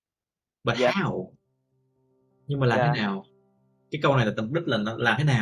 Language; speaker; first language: Vietnamese; native; Vietnamese